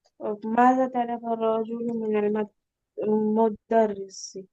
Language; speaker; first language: Arabic; non-native, learner; Urdu